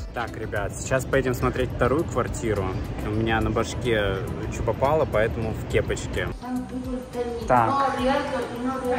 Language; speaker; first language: Russian; native; Russian